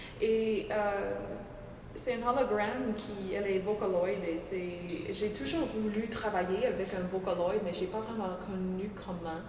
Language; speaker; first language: French; non-native, local second language; English